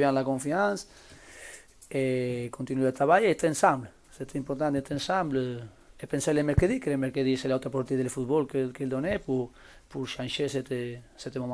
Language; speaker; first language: French; non-native, learner; Spanish